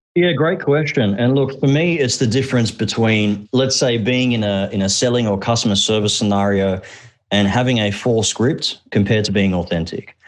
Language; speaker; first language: English; early bilingual, other home language; Arabic